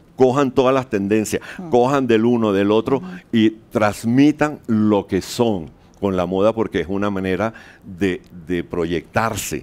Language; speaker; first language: Spanish; native; Spanish